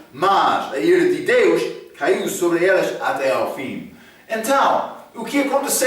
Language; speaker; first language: Portuguese; non-native, fluent; English